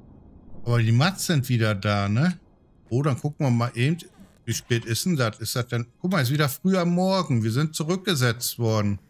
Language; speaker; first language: German; native; German